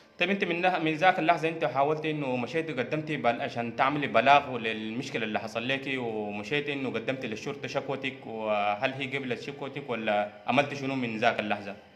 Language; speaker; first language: Arabic; native; Arabic